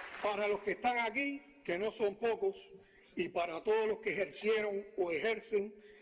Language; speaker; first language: Spanish; native; Spanish